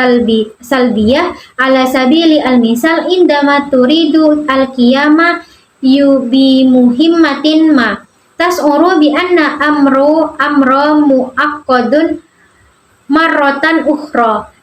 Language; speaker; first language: Arabic; non-native, learner; Indonesian